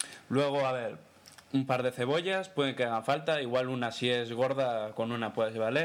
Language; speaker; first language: Spanish; native; Spanish